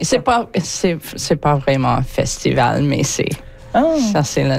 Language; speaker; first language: French; non-native, learner; English